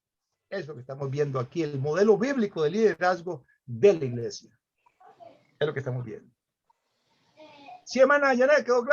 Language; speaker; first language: Spanish; native; Spanish